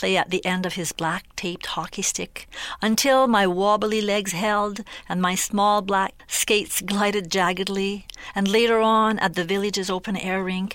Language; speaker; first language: English; non-native, fluent; French